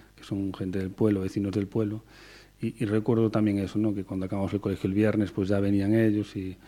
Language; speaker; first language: Spanish; native; Spanish